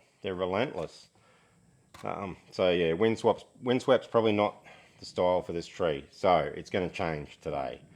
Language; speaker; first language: English; native; English